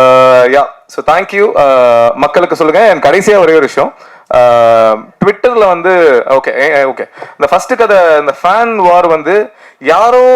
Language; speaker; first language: Tamil; native; Tamil